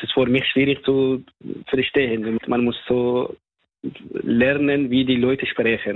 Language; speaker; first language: German; non-native, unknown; Persian